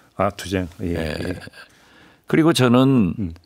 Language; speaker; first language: Korean; native; Korean